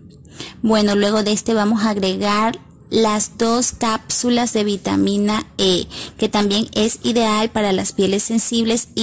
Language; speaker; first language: Spanish; native; Spanish